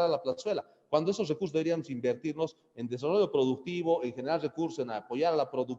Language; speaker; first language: Spanish; native; Spanish